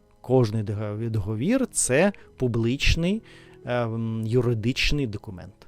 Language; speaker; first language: Ukrainian; non-native, fluent; Russian